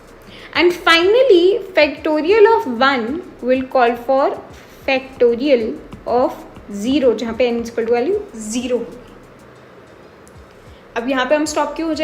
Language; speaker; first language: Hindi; native; Hindi